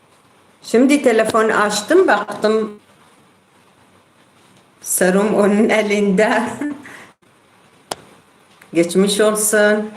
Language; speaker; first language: Turkish; non-native, local second language; Kurdish